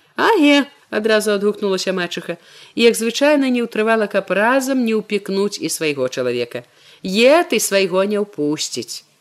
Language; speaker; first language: Belarusian; native; Belarusian